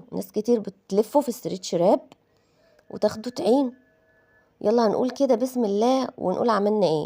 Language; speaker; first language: Arabic; native; Arabic